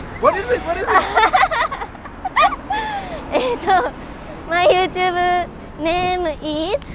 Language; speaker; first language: English; non-native, learner; Japanese